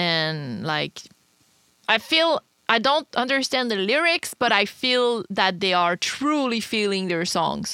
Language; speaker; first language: English; non-native, fluent; French